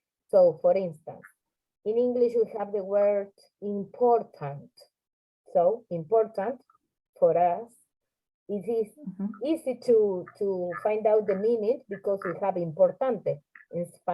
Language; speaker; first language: English; non-native, fluent; Spanish